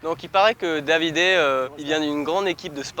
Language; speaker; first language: French; native; French